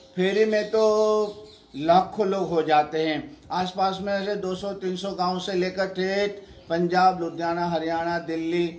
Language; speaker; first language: Hindi; non-native, local second language; Gujarati